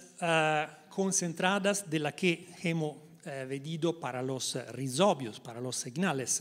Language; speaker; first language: Spanish; non-native, learner; Italian